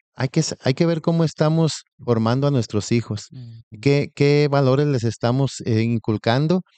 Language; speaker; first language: Spanish; native; Spanish